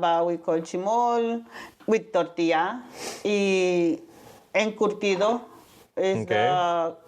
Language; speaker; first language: English; non-native, learner; Spanish